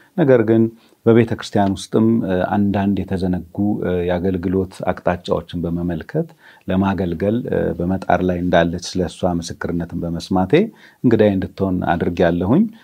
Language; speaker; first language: Amharic; native; Amharic